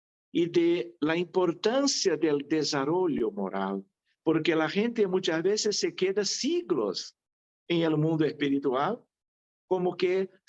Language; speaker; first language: Spanish; non-native, fluent; Portuguese